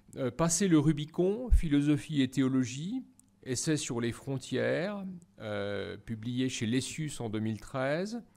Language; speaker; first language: French; native; French